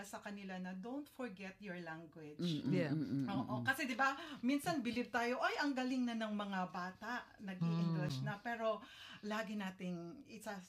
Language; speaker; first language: English; non-native, local second language; Hiligaynon